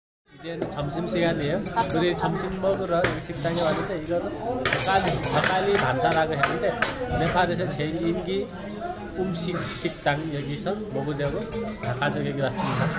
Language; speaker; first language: Korean; non-native, fluent; Nepali